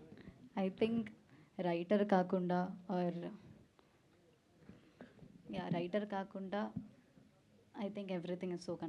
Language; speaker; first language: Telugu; non-native, learner; Malayalam